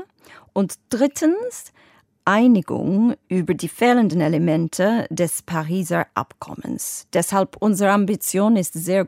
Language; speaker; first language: German; non-native, fluent; English